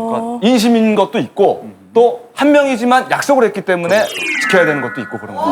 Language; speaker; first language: Korean; native; Korean